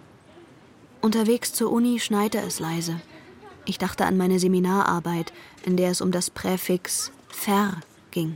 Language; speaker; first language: German; non-native, fluent; Persian